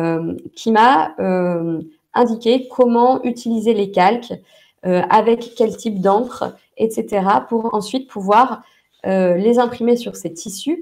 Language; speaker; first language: French; native; French